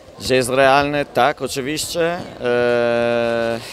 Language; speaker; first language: Polish; non-native, learner; Italian